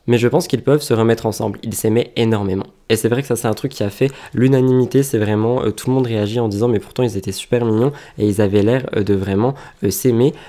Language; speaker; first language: French; native; French